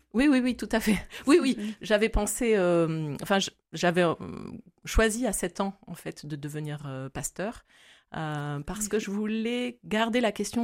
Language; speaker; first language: French; native; French